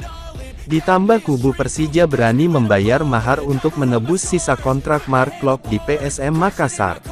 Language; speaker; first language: Indonesian; native; Indonesian